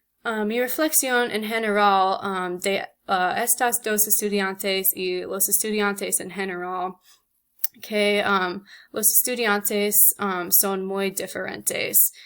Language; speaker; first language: Spanish; non-native, learner; English